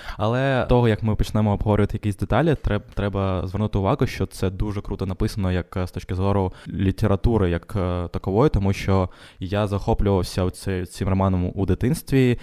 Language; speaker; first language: Ukrainian; non-native, local second language; Russian